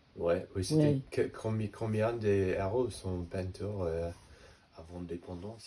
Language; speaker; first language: French; non-native, learner; English